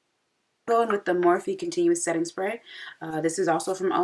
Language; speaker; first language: English; native; English